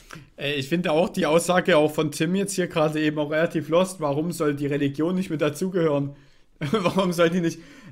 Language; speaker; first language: German; native; German